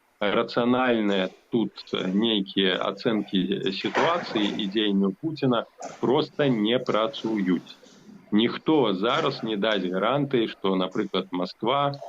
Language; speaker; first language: Belarusian; non-native, local second language; Russian